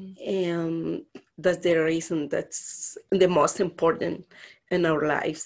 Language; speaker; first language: English; non-native, learner; Spanish